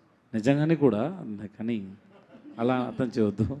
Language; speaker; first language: Telugu; non-native, learner; Tamil